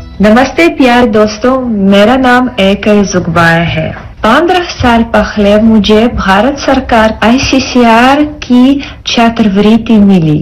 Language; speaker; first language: Hindi; non-native, learner; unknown